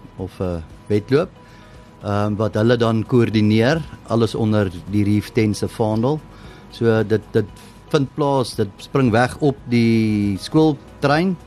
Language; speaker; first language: Afrikaans; native; Afrikaans